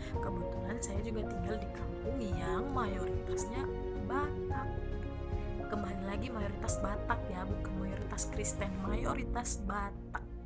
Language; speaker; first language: Indonesian; native; Indonesian